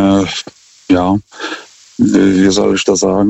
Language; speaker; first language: German; non-native, fluent; Lithuanian